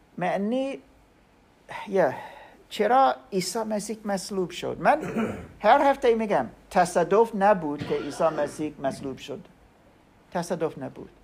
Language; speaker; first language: Persian; non-native, learner; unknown